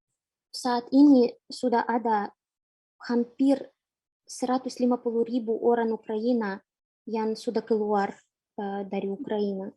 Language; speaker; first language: Indonesian; non-native, fluent; Ukrainian